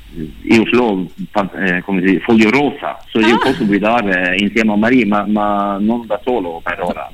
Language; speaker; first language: Italian; non-native, learner; Norwegian